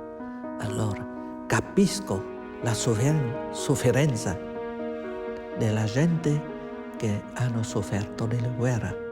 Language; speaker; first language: Italian; non-native, fluent; Vietnamese